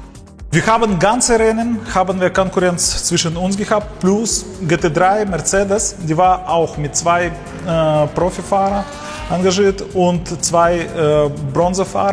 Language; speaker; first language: German; non-native, learner; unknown